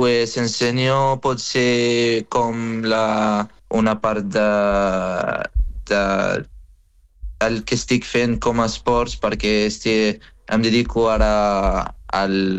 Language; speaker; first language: Catalan; non-native, fluent; Arabic